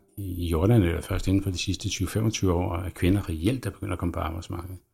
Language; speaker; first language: Danish; native; Danish